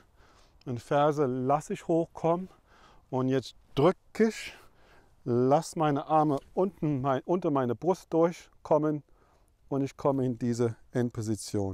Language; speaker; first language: German; non-native, fluent; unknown